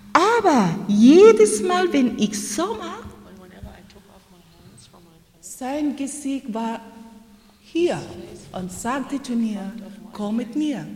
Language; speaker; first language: German; non-native, learner; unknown